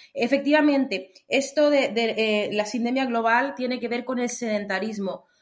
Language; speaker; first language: Spanish; native; Spanish